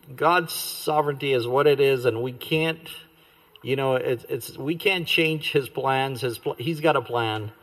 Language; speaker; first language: English; native; English